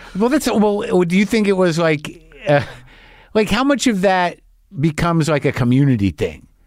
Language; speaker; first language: English; native; English